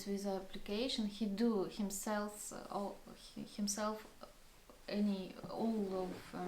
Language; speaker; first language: English; non-native, learner; Russian